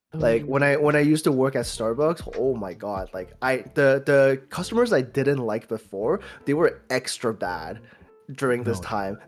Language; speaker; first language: English; early bilingual, other home language; Chinese